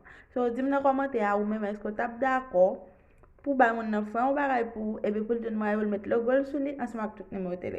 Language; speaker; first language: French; non-native, local second language; Haitian Creole